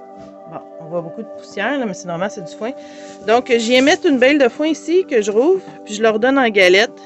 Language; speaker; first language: French; native; French